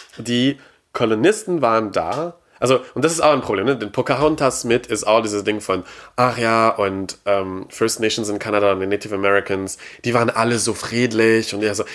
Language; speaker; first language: German; non-native, fluent; French